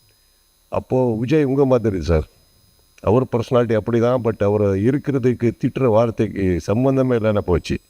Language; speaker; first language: Tamil; non-native, learner; Kannada